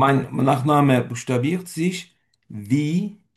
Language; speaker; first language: German; non-native, fluent; Turkish